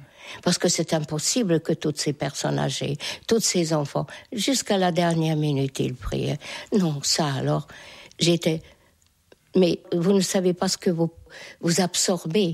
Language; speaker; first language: French; non-native, fluent; Hungarian